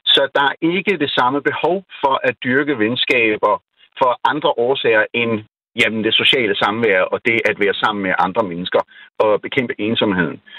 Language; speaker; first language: Danish; non-native, fluent; Urdu